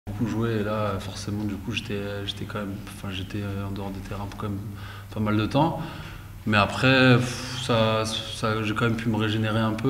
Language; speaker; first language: French; native; French